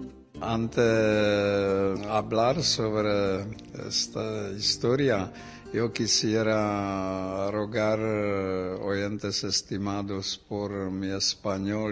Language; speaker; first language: Spanish; non-native, learner; Czech